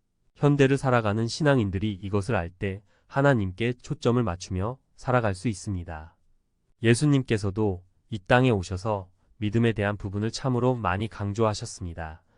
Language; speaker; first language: Korean; native; Korean